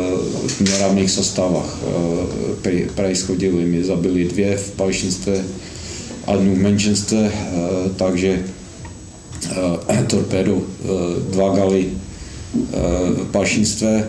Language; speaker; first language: Russian; non-native, fluent; Slovak